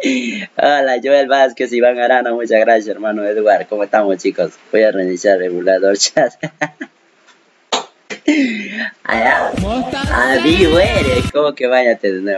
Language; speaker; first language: Spanish; native; Spanish